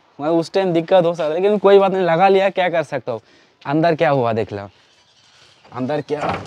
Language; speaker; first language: Hindi; non-native, local second language; Bangla